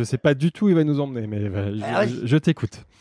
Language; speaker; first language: French; native; French